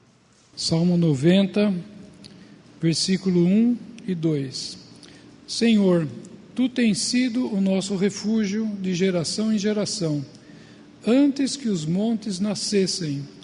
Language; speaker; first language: Portuguese; native; Portuguese